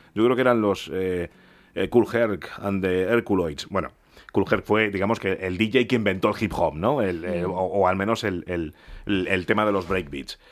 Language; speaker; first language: Spanish; early bilingual, other home language; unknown